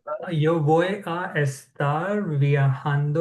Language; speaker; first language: Spanish; non-native, learner; English